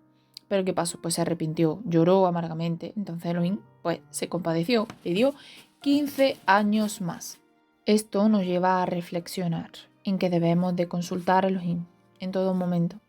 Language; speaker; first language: Spanish; native; Spanish